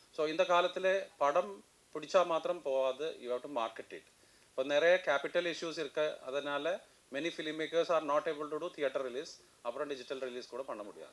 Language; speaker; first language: Tamil; non-native, fluent; Malayalam